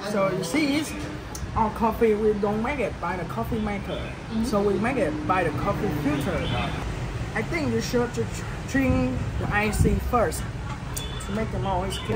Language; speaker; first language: English; non-native, learner; Vietnamese